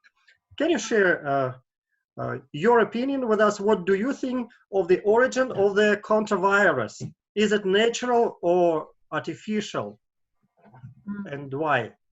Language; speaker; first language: English; non-native, fluent; Russian